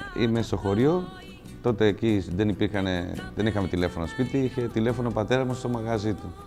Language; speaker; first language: Greek; non-native, fluent; Spanish